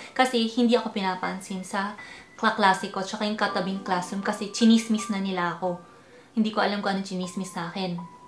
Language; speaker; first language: Filipino; early bilingual, heritage; Filipino